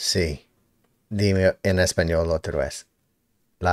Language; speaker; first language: Spanish; non-native, learner; English